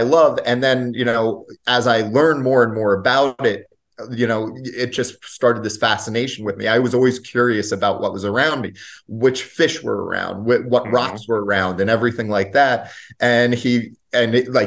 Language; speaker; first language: English; native; English